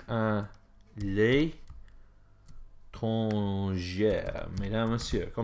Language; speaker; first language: French; non-native, fluent; English